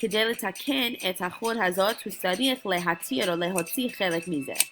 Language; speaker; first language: Hebrew; non-native, fluent; English